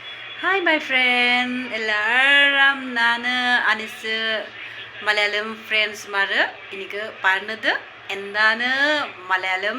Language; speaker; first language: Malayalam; non-native, learner; Bodo